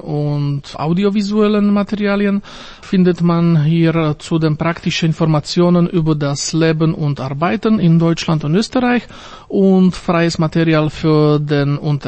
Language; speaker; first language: German; non-native, fluent; Slovak